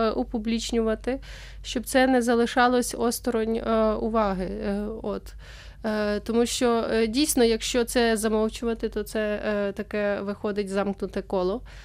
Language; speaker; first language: Ukrainian; native; Ukrainian